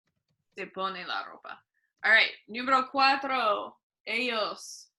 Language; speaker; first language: Spanish; non-native, fluent; English